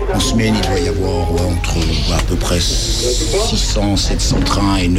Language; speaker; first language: French; native; French